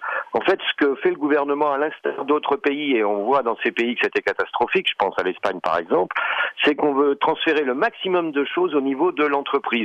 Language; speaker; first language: French; native; French